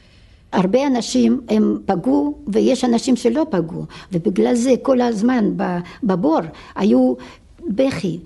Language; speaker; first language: Hebrew; non-native, fluent; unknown